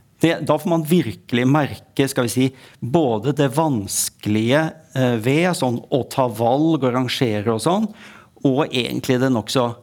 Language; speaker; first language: Norwegian; native; Norwegian